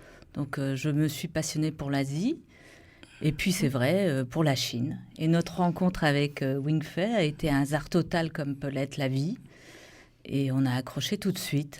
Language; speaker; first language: French; native; French